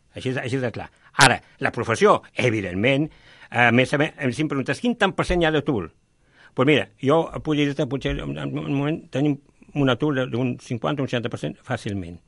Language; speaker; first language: Catalan; native; Catalan